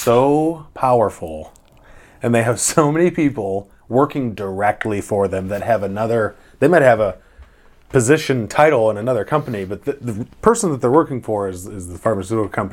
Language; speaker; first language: English; native; English